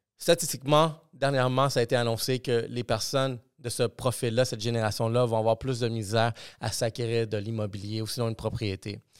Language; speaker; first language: French; native; French